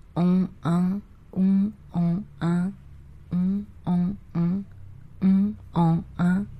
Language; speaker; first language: French; non-native, fluent; Portuguese